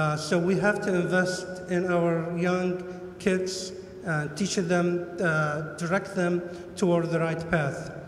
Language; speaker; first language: English; non-native, fluent; Arabic